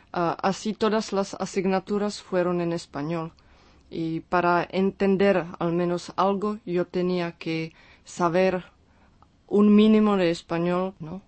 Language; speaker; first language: Spanish; non-native, fluent; Czech